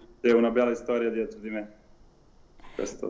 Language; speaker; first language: Italian; non-native, learner; Serbian